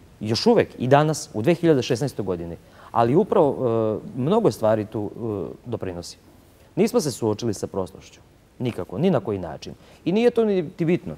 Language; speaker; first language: Serbian; native; Serbian